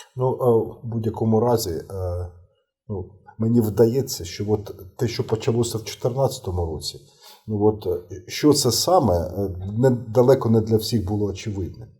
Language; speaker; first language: Ukrainian; native; Ukrainian